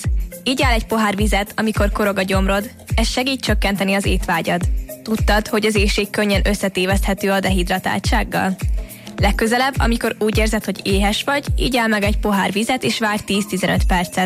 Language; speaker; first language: Hungarian; native; Hungarian